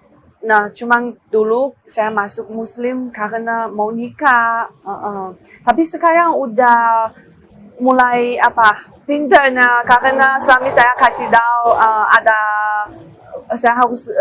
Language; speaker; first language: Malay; non-native, learner; Chinese